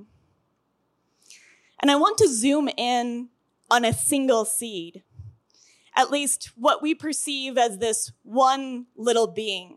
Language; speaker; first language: English; native; English